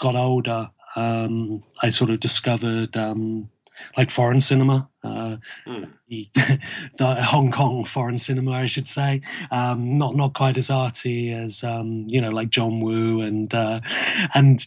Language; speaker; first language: English; native; English